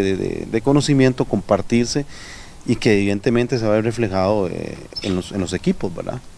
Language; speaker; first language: Spanish; native; Spanish